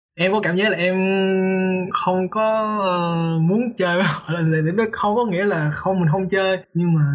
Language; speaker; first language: Vietnamese; native; Vietnamese